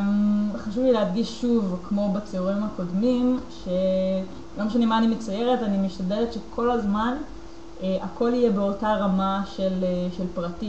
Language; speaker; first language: Hebrew; native; Hebrew